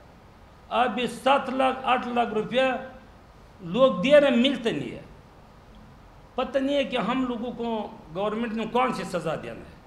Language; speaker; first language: Urdu; non-native, learner; Pashto